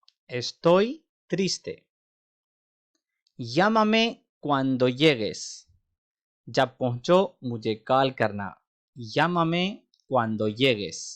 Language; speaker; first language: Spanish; non-native, fluent; Urdu